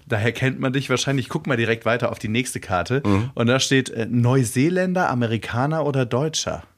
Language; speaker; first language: German; native; German